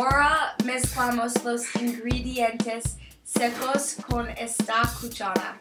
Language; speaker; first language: Spanish; non-native, learner; English